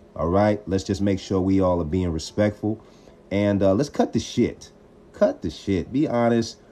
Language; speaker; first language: English; native; English